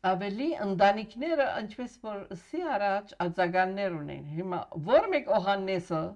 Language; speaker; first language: Armenian; non-native, local second language; Arabic